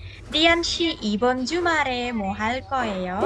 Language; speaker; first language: Korean; non-native, fluent; Indonesian